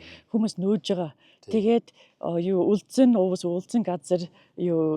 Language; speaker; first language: Mongolian; non-native, learner; English